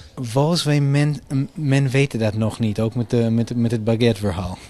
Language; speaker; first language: Dutch; non-native, fluent; English